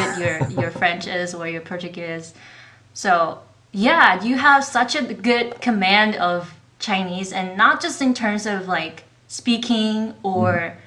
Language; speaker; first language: English; non-native, fluent; Chinese